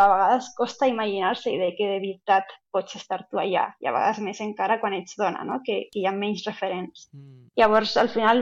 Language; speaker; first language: Catalan; non-native, local second language; Spanish